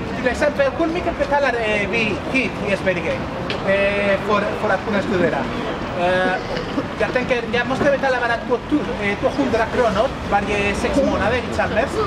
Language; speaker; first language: Swedish; non-native, learner; Spanish